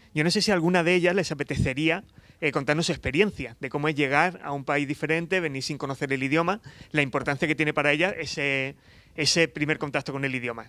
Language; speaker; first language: Spanish; native; Spanish